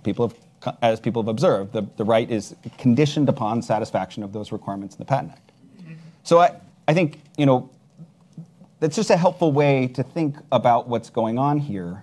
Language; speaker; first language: English; native; English